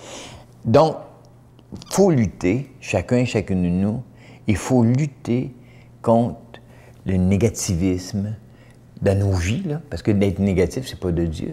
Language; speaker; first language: French; native; French